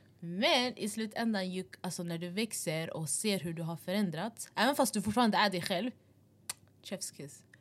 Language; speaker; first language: Swedish; early bilingual, other home language; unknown